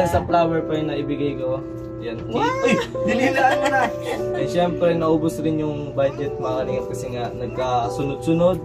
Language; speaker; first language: Filipino; non-native, local second language; Bikol